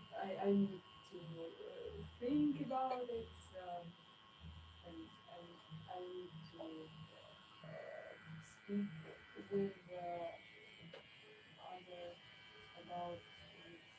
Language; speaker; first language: English; non-native, learner; Ukrainian